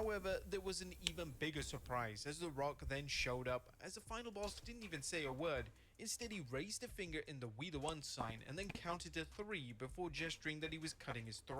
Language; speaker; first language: English; native; English